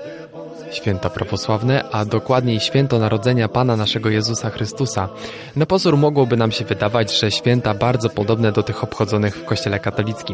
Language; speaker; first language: Polish; native; Polish